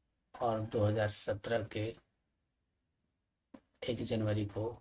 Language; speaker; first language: Hindi; native; Hindi